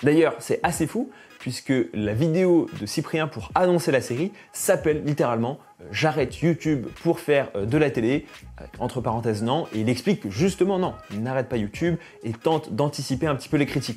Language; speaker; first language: French; native; French